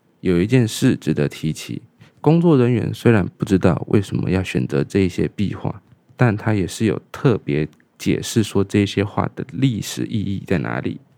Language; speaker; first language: Chinese; native; Chinese